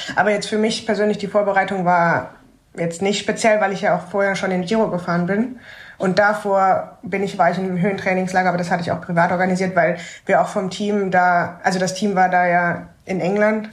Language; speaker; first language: German; native; German